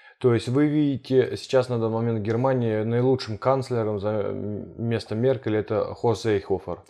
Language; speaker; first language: Russian; early bilingual, heritage; Russian